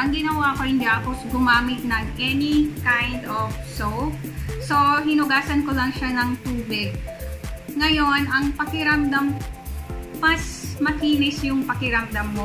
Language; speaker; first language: Filipino; native; Filipino